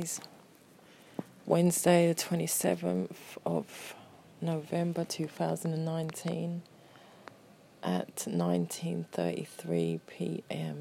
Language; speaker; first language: English; native; English